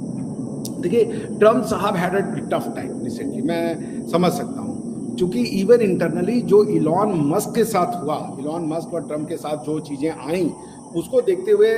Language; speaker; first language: Hindi; native; Hindi